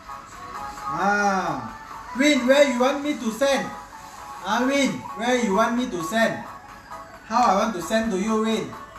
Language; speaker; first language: English; non-native, local second language; Chinese